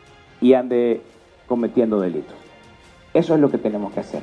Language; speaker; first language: Spanish; native; Spanish